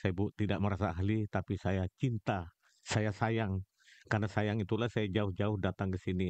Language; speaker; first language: Indonesian; non-native, local second language; Madurese